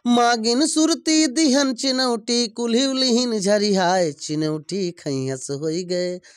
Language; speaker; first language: Hindi; native; Hindi